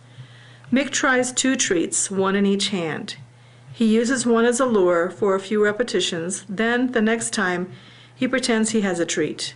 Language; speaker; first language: English; native; English